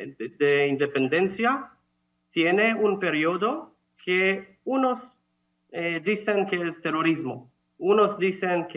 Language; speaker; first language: Spanish; non-native, fluent; Hebrew